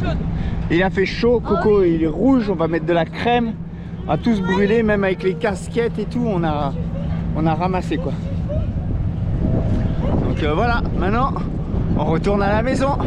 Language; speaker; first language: French; native; French